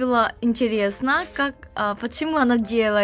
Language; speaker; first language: Russian; non-native, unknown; Korean